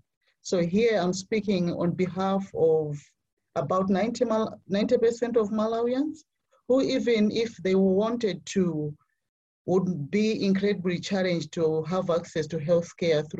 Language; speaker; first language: English; non-native, local second language; Nyanja